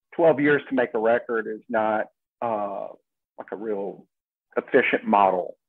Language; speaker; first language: English; native; English